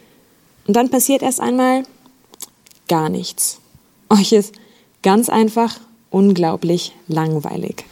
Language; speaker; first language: German; native; German